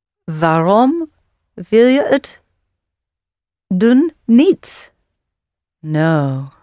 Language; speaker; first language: Dutch; non-native, learner; English